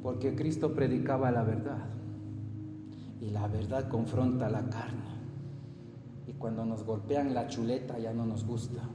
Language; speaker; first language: Spanish; native; Spanish